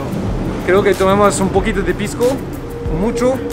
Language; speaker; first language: Spanish; non-native, fluent; French